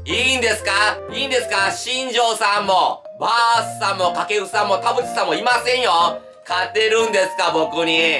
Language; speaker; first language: Japanese; native; Japanese